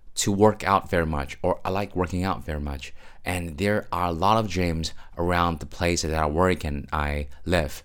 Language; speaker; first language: English; non-native, fluent; Chinese